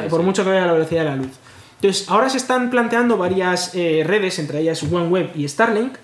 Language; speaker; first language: Spanish; native; Spanish